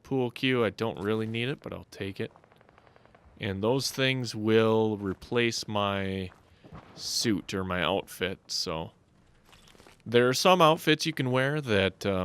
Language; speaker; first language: English; native; English